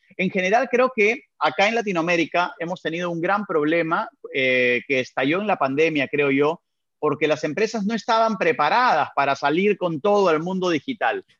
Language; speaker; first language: Spanish; native; Spanish